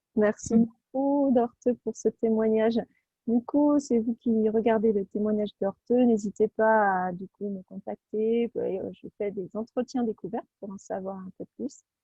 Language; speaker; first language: French; native; French